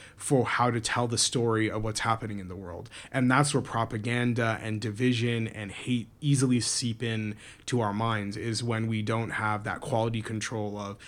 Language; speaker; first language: English; native; English